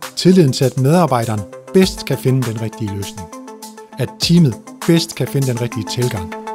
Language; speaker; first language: Danish; early bilingual, other home language; Turkish